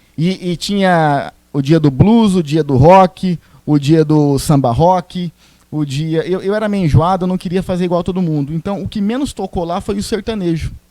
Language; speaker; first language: Portuguese; native; Portuguese